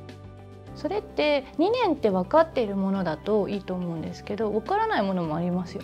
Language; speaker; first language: Japanese; native; Japanese